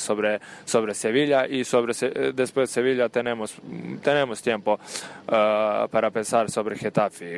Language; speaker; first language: Spanish; non-native, learner; Serbian